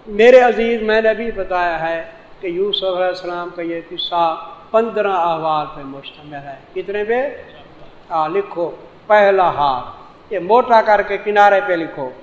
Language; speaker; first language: Urdu; non-native, local second language; Saraiki